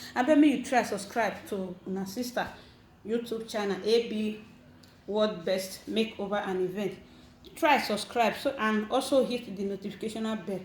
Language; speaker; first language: Nigerian Pidgin; non-native, local second language; Bini